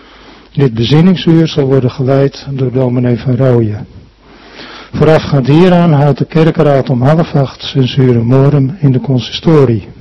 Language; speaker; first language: Dutch; native; Dutch